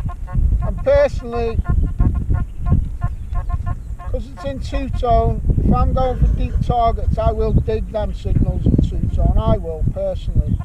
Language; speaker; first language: English; native; English